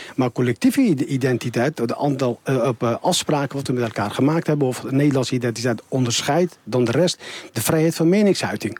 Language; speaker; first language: Dutch; non-native, fluent; Turkish